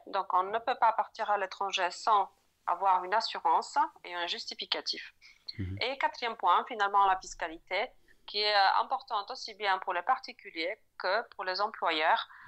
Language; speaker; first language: French; non-native, fluent; Polish